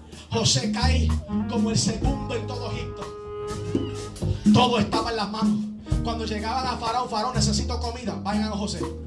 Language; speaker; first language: Spanish; early bilingual, heritage; Spanish